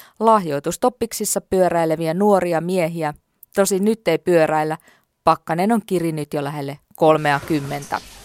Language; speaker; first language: Finnish; native; Finnish